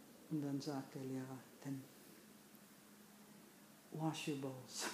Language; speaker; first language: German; non-native, fluent; English